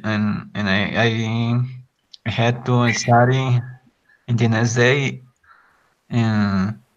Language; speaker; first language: English; non-native, learner; Spanish